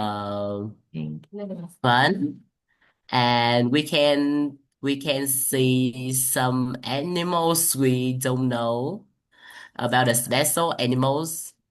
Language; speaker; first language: English; non-native, learner; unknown